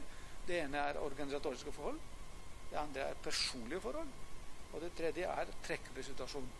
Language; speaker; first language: Norwegian; non-native, fluent; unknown